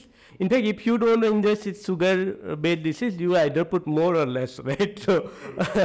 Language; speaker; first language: English; non-native, local second language; Gujarati